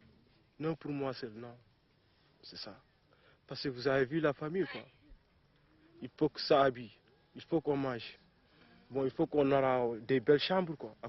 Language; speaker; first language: French; non-native, local second language; Soninke